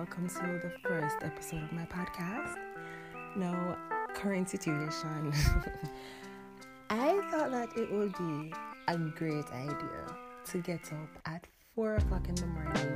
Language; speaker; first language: English; non-native, local second language; Jamaican Creole English